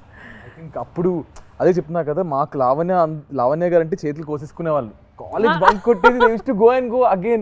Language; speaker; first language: Telugu; native; Telugu